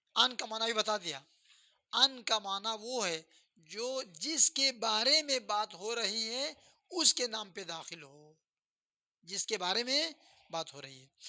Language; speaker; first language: Urdu; non-native, local second language; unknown